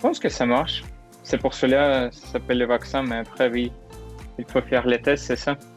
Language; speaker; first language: French; non-native, learner; Russian